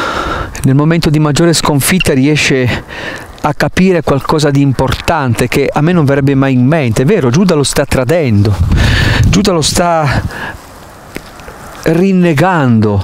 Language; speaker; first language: Italian; native; Italian